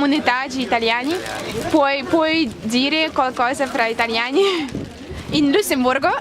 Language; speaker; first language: Italian; non-native, learner; Russian